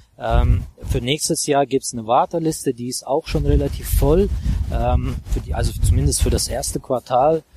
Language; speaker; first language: German; non-native, fluent; Russian